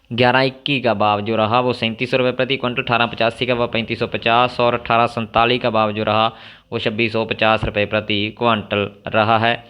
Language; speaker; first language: Hindi; non-native, local second language; Punjabi